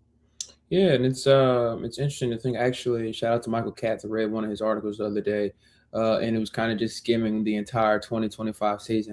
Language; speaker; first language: English; native; English